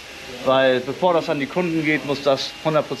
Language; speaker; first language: German; native; German